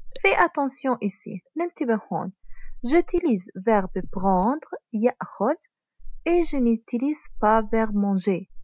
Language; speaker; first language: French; non-native, fluent; Arabic